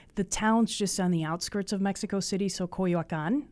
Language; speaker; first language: English; early bilingual, other home language; Spanish